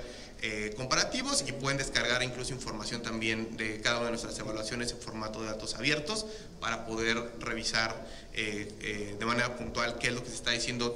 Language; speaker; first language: Spanish; native; Spanish